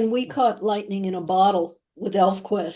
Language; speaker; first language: English; native; English